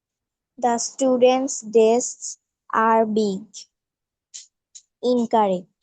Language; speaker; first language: English; non-native, learner; Bangla